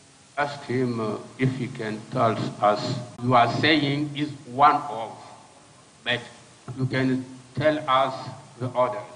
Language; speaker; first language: English; non-native, learner; French